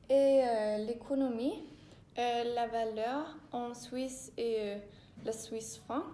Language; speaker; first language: French; non-native, learner; Danish